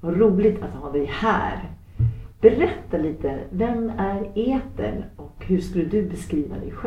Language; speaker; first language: Swedish; native; Swedish